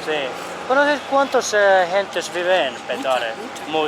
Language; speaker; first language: Spanish; non-native, learner; Finnish